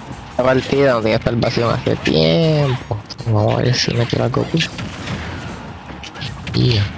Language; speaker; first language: Spanish; native; Spanish